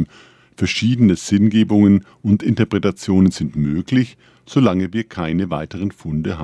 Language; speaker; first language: German; native; German